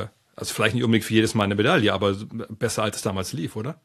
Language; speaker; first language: German; native; German